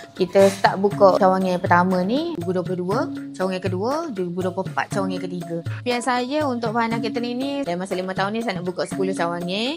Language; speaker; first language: Malay; native; Malay